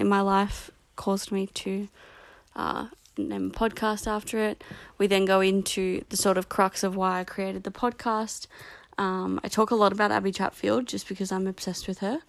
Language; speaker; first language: English; native; English